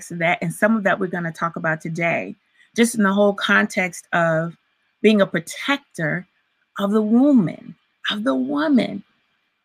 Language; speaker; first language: English; native; English